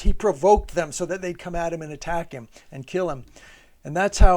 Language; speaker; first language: English; native; English